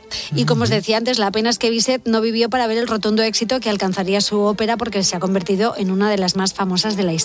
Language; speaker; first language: Spanish; native; Spanish